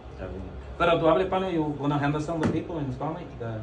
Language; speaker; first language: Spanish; non-native, learner; English